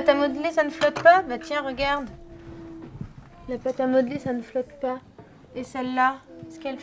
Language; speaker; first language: French; native; French